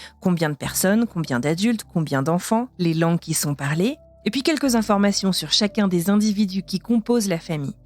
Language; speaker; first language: French; native; French